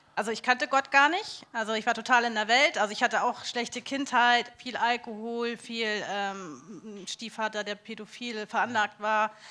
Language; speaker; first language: German; native; German